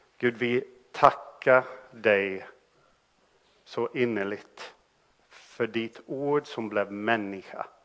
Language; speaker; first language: Swedish; non-native, fluent; English